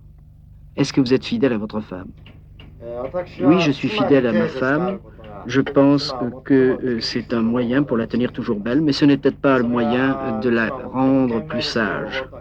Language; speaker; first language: French; native; French